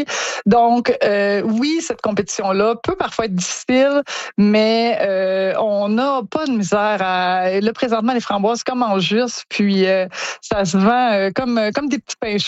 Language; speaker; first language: French; native; French